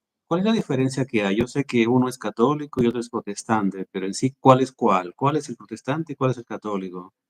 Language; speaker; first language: Spanish; native; Spanish